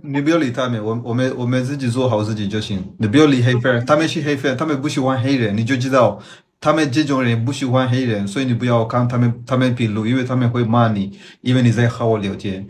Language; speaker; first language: Chinese; non-native, fluent; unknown